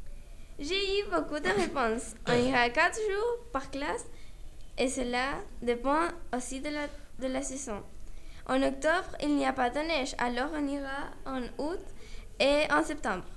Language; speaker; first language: French; non-native, learner; Spanish